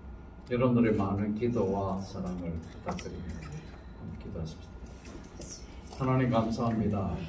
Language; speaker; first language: Korean; native; Korean